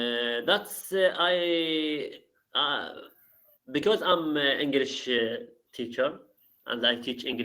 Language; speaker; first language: English; non-native, learner; Arabic